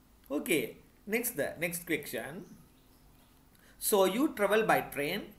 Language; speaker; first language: English; non-native, local second language; Sinhala